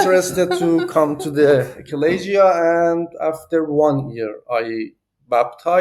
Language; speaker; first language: English; non-native, learner; Persian